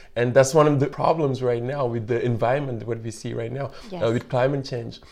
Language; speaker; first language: English; non-native, fluent; Wolof